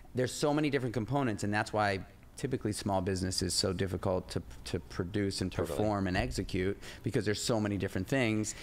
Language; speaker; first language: English; native; English